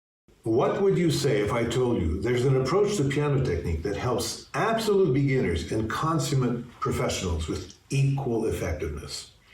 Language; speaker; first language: English; native; English